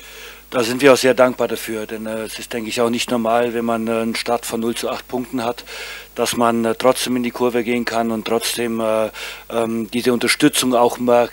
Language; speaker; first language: German; native; German